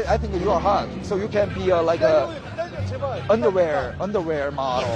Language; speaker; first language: English; non-native, learner; Korean